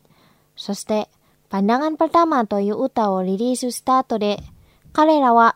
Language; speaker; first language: Japanese; non-native, fluent; Indonesian